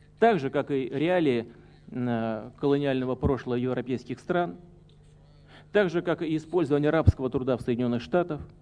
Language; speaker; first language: Russian; native; Russian